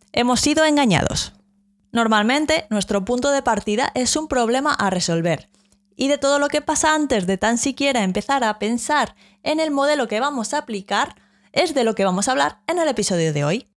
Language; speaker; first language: Spanish; native; Spanish